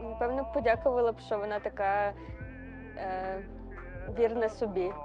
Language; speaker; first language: Ukrainian; native; Ukrainian